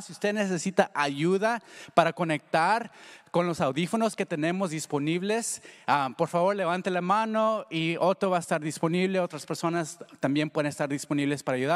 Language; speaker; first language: Spanish; early bilingual, heritage; Spanish